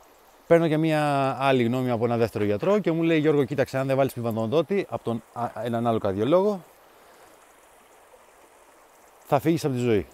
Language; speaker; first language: Greek; native; Greek